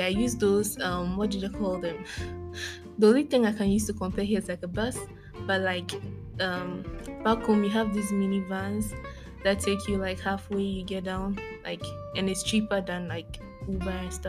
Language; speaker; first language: English; non-native, local second language; Akan